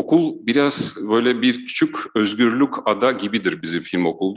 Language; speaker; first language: Turkish; non-native, fluent; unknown